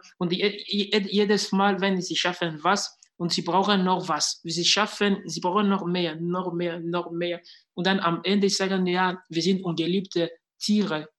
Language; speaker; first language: German; non-native, fluent; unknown